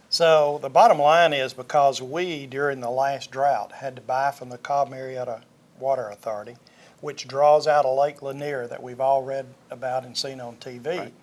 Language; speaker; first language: English; native; English